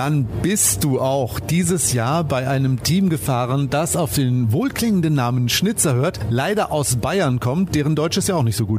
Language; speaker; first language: German; native; German